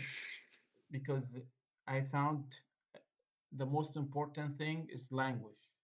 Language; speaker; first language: English; non-native, fluent; Arabic